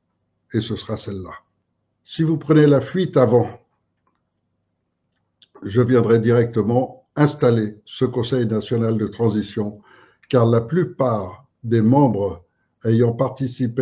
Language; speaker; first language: French; native; French